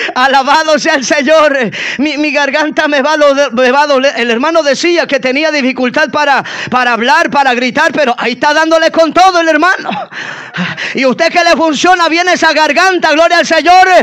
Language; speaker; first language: Spanish; native; Spanish